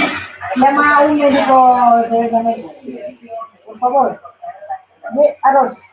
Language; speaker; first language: Spanish; early bilingual, other home language; Filipino